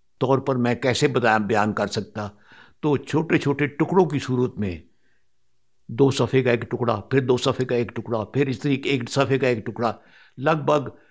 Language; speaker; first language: Urdu; non-native, local second language; Punjabi